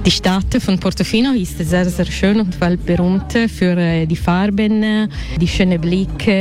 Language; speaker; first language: German; non-native, learner; Italian